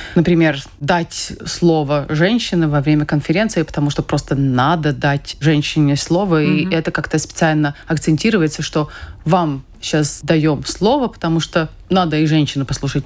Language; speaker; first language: Russian; non-native, fluent; Latvian